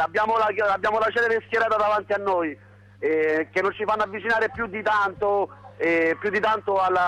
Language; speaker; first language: Italian; native; Italian